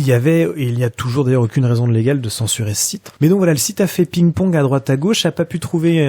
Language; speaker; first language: French; native; French